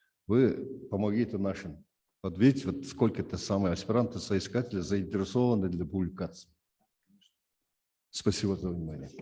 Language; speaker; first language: Russian; non-native, local second language; Kyrgyz